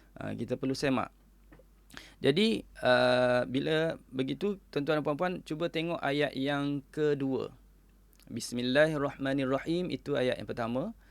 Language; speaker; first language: Malay; native; Malay